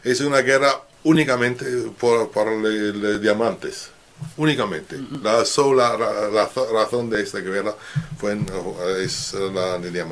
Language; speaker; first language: Spanish; non-native, learner; French